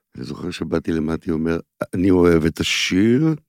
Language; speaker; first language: Hebrew; native; Hebrew